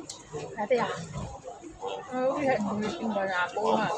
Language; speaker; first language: Cantonese; non-native, learner; Javanese